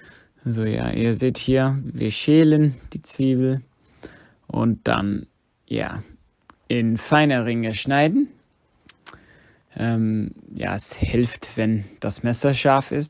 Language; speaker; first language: German; non-native, fluent; English